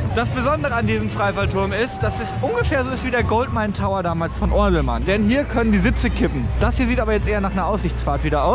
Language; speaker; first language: German; native; German